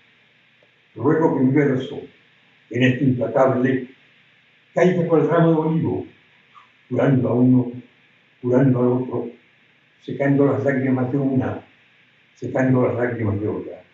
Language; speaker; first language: Spanish; native; Spanish